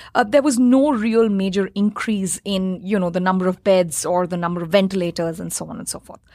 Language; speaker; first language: English; non-native, local second language; Hindi